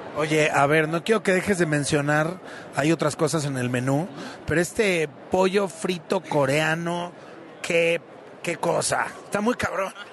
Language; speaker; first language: Spanish; native; Spanish